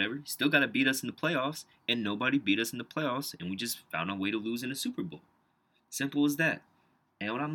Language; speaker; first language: English; native; English